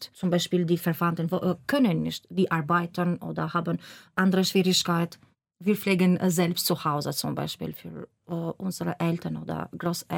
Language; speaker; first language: German; non-native, learner; Albanian